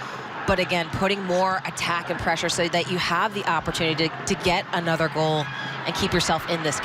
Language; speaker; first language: English; native; English